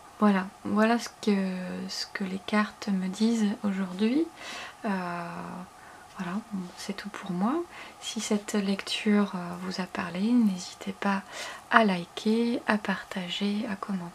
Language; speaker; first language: French; native; French